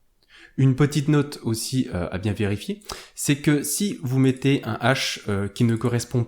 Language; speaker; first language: French; native; French